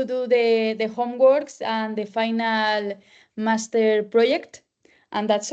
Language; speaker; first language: English; non-native, learner; Spanish